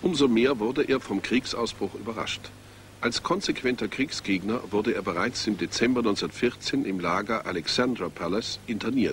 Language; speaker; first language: German; native; German